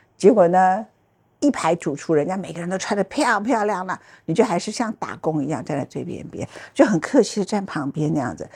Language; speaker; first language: Chinese; native; Chinese